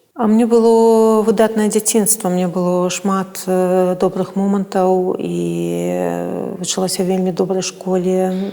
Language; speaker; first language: Belarusian; non-native, local second language; Russian